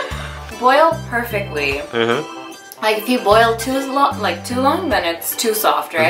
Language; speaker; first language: English; early bilingual, other home language; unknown